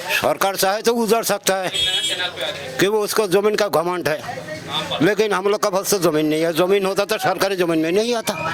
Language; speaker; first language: Hindi; non-native, local second language; Bangla